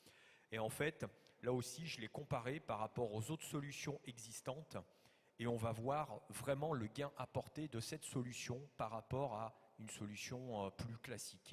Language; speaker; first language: French; native; French